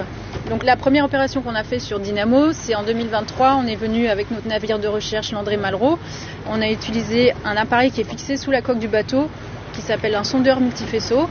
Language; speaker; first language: French; native; French